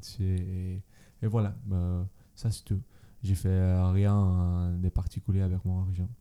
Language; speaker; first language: French; non-native, fluent; Spanish